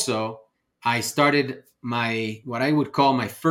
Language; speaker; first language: English; non-native, fluent; Spanish